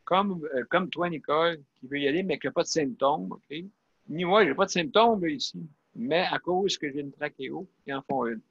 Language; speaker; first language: French; native; French